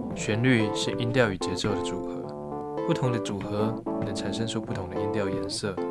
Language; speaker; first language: Chinese; native; Chinese